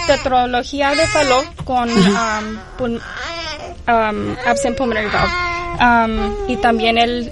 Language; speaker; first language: Spanish; early bilingual, heritage; Spanish